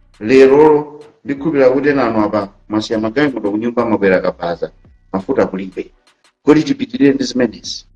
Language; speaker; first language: Nyanja; native; Nyanja